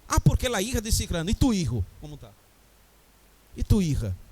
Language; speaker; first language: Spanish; non-native, learner; Portuguese